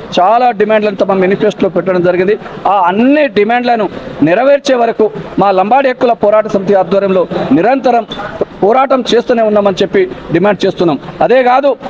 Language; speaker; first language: Telugu; non-native, local second language; Lambadi